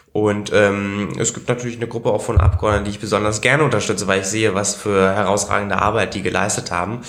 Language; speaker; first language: German; native; German